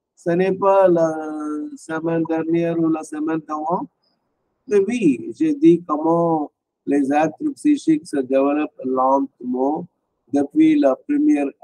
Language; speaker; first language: French; non-native, fluent; Tamil